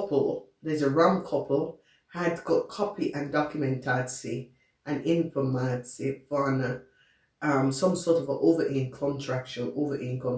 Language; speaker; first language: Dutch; non-native, learner; English